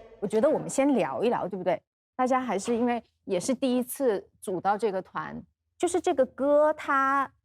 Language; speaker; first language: Chinese; native; Chinese